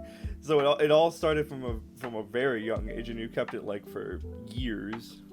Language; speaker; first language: English; native; English